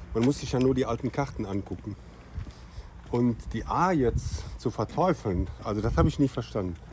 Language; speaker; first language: German; native; German